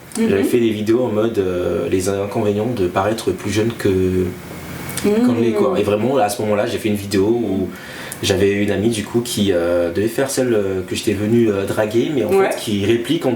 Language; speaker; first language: French; native; French